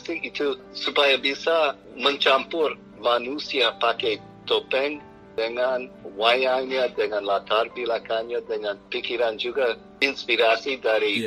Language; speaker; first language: Indonesian; non-native, fluent; English